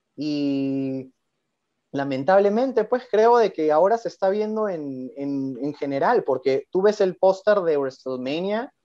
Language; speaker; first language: Spanish; native; Spanish